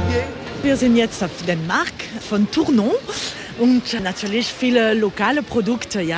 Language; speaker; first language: German; non-native, learner; French